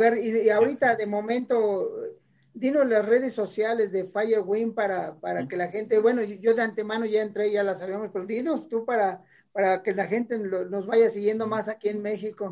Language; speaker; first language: Spanish; native; Spanish